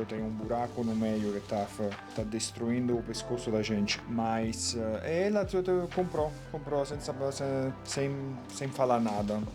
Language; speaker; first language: Portuguese; non-native, fluent; Italian